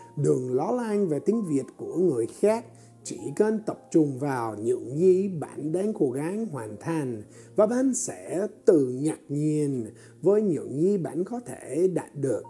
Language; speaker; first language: Vietnamese; non-native, fluent; English